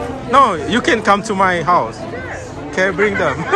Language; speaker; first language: English; non-native, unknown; Indonesian